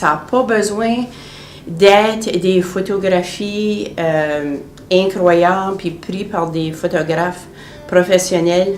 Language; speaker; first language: French; native; French